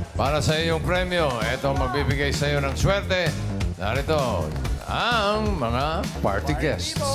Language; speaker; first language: Filipino; native; Filipino